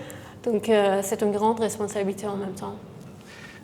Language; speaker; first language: French; non-native, fluent; Persian